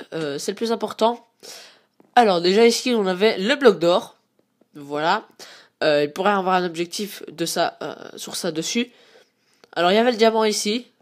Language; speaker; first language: French; native; French